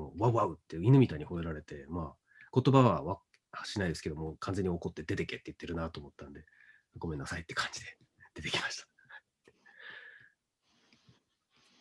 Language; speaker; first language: Japanese; native; Japanese